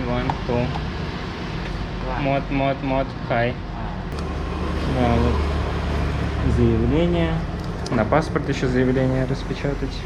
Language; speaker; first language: Russian; native; Russian